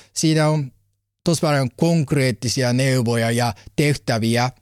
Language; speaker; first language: Finnish; non-native, fluent; Japanese